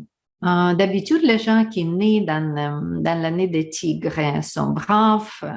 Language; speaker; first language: French; non-native, learner; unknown